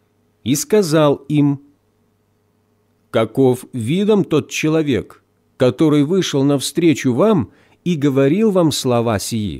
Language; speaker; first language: Russian; native; Russian